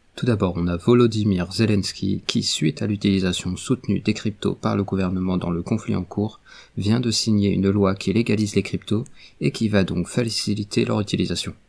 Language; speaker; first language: French; native; French